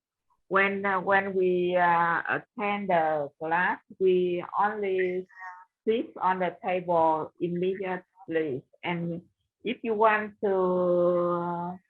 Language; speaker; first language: English; non-native, learner; Vietnamese